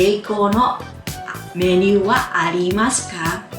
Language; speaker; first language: Japanese; non-native, fluent; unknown